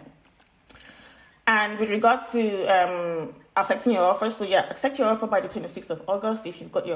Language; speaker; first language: English; non-native, local second language; Yoruba